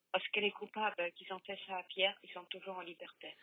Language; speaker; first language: French; non-native, learner; Polish